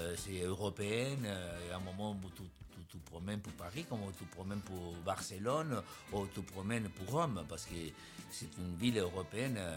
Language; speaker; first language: French; non-native, fluent; Spanish